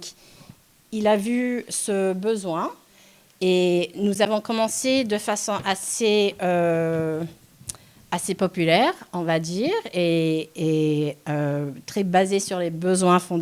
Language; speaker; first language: French; non-native, local second language; English